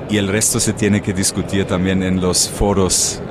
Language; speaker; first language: Spanish; non-native, fluent; German